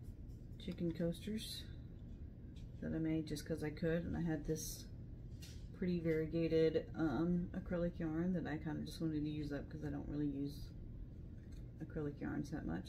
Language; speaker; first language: English; native; English